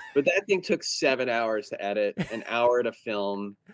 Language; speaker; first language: English; native; English